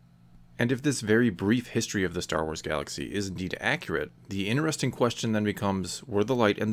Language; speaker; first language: English; native; English